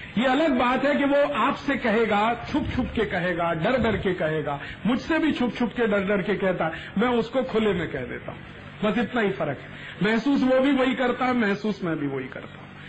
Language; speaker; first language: Hindi; native; Hindi